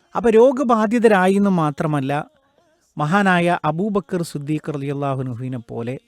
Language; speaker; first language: Malayalam; native; Malayalam